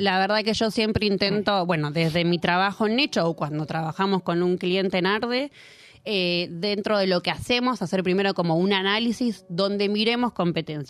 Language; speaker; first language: Spanish; native; Spanish